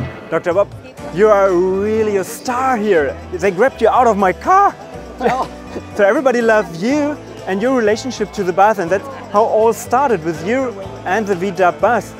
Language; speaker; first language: English; non-native, fluent; German